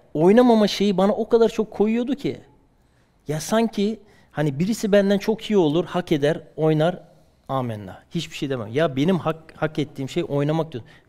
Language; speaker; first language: Turkish; early bilingual, heritage; Turkish